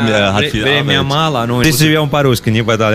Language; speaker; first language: Russian; non-native, learner; Italian